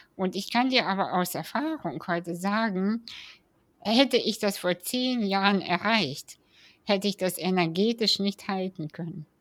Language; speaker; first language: German; early bilingual, other home language; Russian